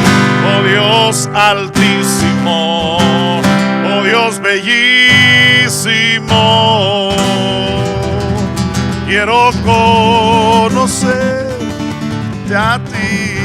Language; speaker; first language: Spanish; non-native, local second language; English